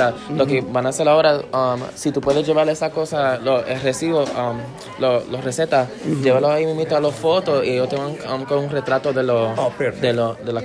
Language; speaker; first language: Spanish; early bilingual, heritage; Spanish